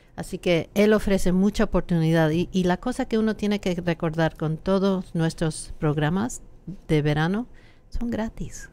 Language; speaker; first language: Spanish; non-native, fluent; English